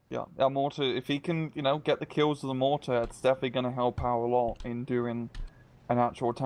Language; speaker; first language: English; native; English